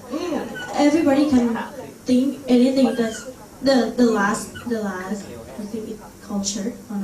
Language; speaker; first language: English; non-native, learner; Thai